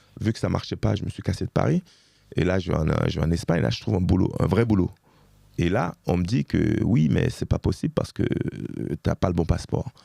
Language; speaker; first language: French; early bilingual, other home language; Haitian Creole